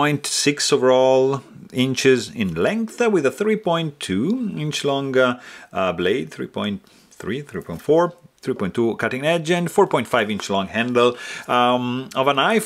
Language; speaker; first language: English; non-native, fluent; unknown